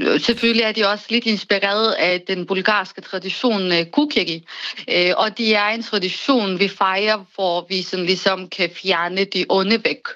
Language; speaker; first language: Danish; non-native, fluent; Bulgarian